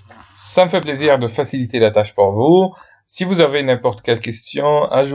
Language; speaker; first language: French; non-native, fluent; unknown